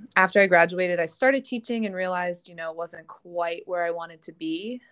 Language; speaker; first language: English; native; English